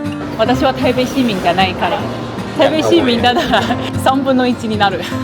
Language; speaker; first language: Japanese; non-native, fluent; Chinese